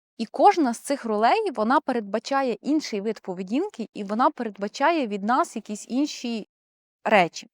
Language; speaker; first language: Ukrainian; non-native, local second language; Russian